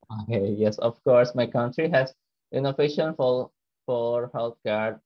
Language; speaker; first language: English; non-native, learner; Indonesian